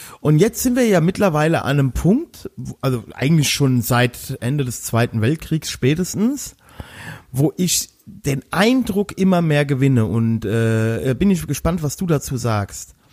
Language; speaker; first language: German; native; German